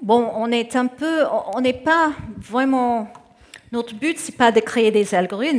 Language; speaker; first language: French; non-native, fluent; English